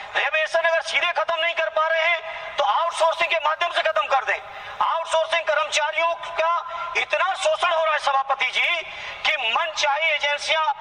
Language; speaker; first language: Hindi; native; Hindi